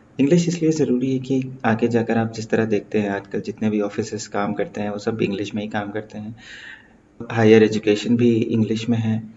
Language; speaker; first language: Urdu; native; Urdu